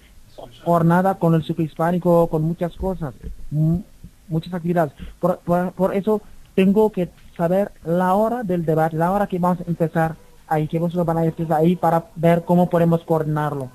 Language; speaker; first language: Spanish; non-native, learner; Wolof